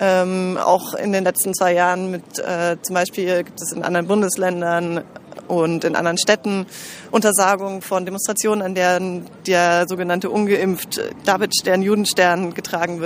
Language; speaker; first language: German; native; German